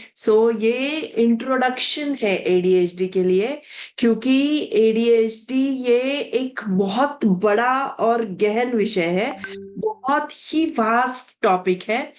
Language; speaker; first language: Hindi; non-native, local second language; Marathi